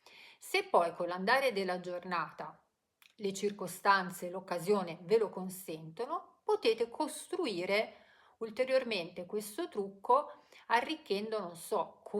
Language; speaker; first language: Italian; native; Italian